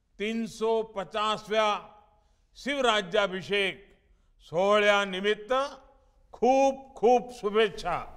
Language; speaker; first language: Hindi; non-native, local second language; Gujarati